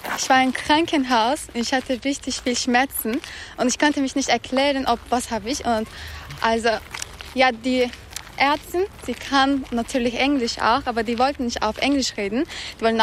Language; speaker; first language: German; non-native, fluent; Turkish